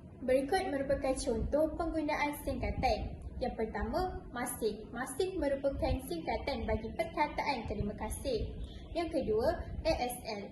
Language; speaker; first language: Malay; native; Malay